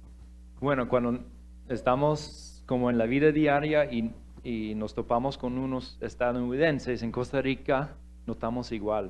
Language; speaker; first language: Spanish; non-native, fluent; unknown